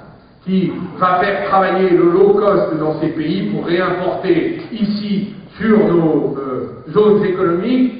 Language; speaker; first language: French; native; French